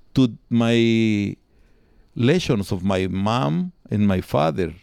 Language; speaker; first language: English; non-native, learner; Spanish